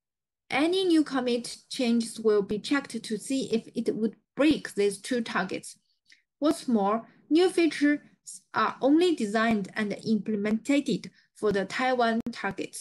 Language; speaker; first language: English; non-native, fluent; Chinese